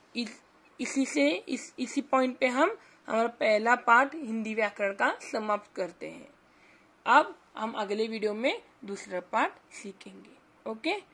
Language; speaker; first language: Hindi; non-native, local second language; Marathi